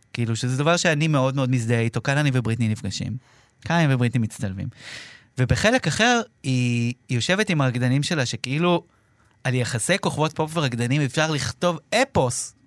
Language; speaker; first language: Hebrew; native; Hebrew